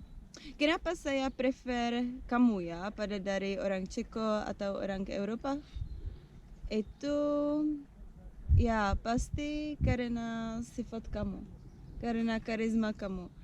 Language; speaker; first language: Indonesian; non-native, learner; Czech